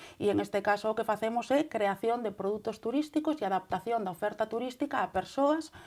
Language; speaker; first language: Galician; native; Galician